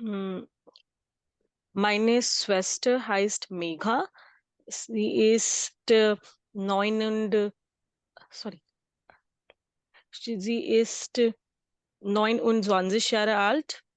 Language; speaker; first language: German; non-native, learner; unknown